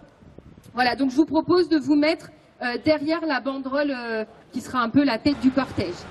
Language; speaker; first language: French; native; French